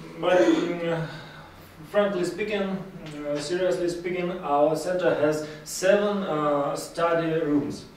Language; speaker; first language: English; non-native, learner; Russian